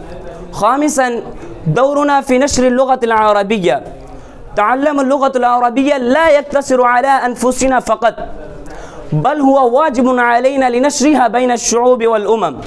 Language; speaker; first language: Arabic; non-native, learner; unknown